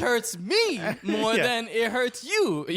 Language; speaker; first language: English; native; English